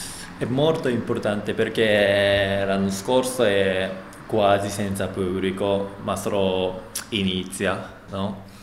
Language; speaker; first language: Italian; non-native, learner; Japanese